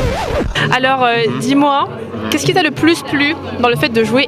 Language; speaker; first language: French; native; French